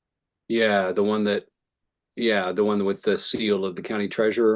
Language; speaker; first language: English; native; English